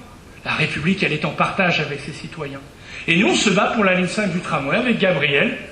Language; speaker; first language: French; native; French